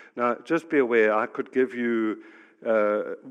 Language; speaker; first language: English; native; English